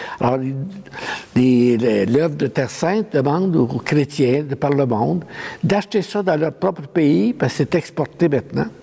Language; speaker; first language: French; native; French